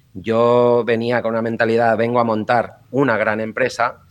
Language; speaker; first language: Spanish; native; Spanish